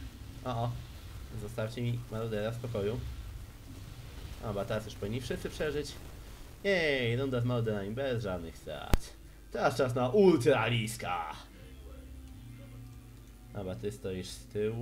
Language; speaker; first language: Polish; native; Polish